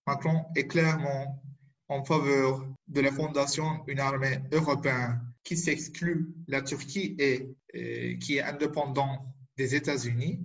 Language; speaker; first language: French; non-native, fluent; Turkish